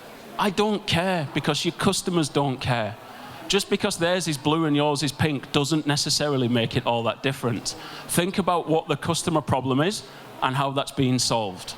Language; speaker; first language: English; native; English